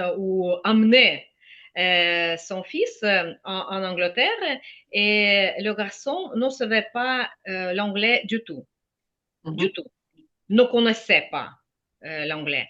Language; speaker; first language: French; non-native, fluent; Ukrainian